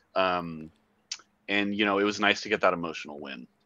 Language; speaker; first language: English; native; English